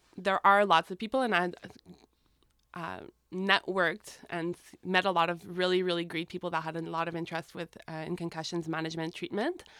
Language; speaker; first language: English; native; English